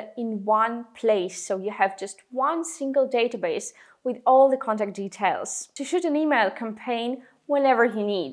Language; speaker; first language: English; non-native, fluent; Russian